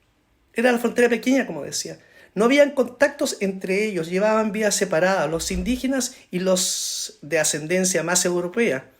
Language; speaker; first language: Spanish; native; Spanish